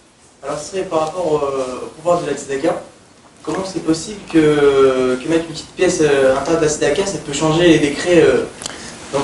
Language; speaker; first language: French; native; French